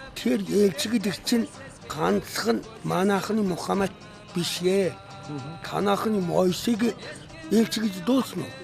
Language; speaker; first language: Mongolian; non-native, local second language; Kazakh